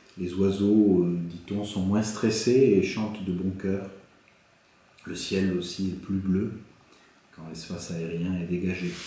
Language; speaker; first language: French; native; French